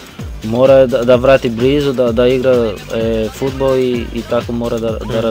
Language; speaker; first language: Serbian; non-native, learner; Portuguese